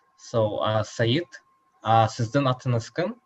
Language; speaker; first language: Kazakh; non-native, learner; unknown